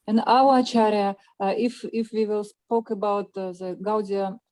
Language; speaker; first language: English; non-native, learner; Russian